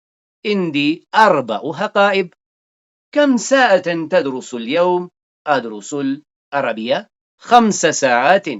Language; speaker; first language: Arabic; non-native, fluent; Urdu